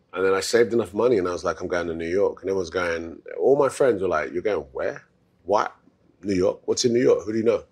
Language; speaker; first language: English; native; English